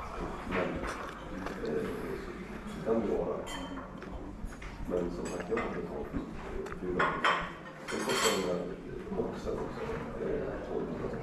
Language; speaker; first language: Swedish; native; Swedish